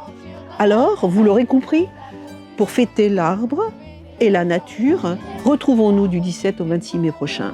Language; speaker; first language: French; native; French